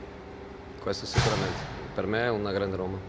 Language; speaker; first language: Italian; non-native, fluent; Portuguese